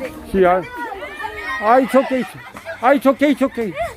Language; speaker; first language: English; non-native, learner; Korean